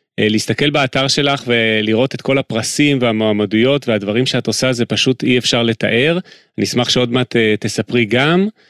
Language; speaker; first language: Hebrew; native; Hebrew